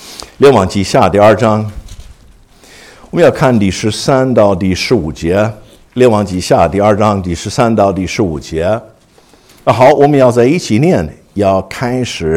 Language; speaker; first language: Chinese; non-native, fluent; English